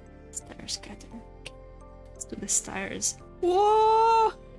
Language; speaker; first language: English; non-native, fluent; French